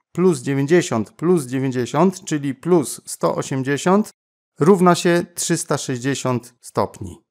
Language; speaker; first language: Polish; native; Polish